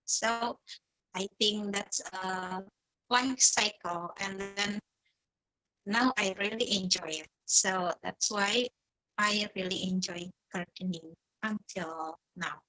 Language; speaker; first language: English; non-native, fluent; Indonesian